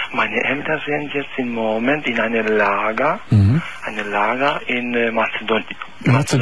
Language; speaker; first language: German; non-native, learner; Albanian